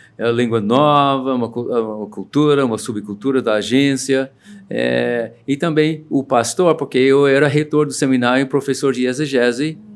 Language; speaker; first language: Portuguese; non-native, fluent; English